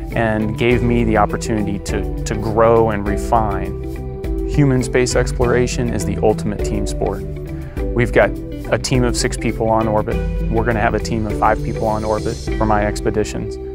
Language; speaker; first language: English; native; English